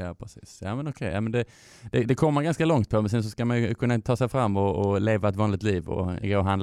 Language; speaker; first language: Swedish; native; Swedish